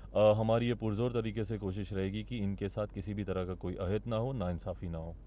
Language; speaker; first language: Hindi; native; Hindi